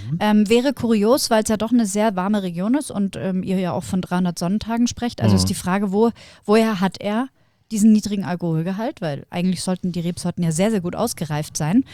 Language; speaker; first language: German; native; German